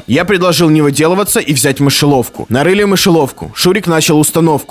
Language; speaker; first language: Russian; native; Russian